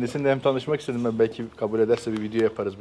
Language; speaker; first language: Turkish; native; Turkish